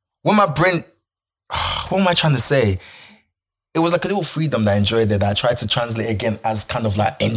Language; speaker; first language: English; non-native, local second language; Yoruba